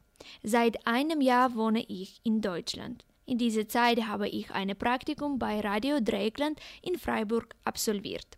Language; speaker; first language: German; non-native, fluent; Ukrainian